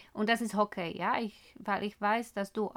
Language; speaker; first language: German; non-native, fluent; Slovak